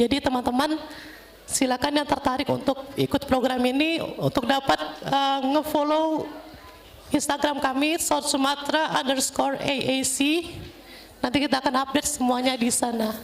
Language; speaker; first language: Indonesian; native; Indonesian